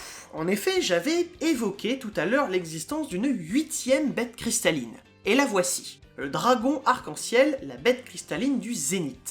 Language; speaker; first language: French; native; French